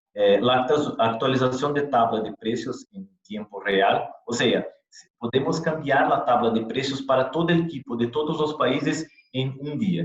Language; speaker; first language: Spanish; non-native, fluent; Portuguese